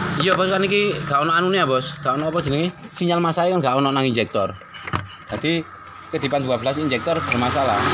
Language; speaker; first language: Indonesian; non-native, local second language; Javanese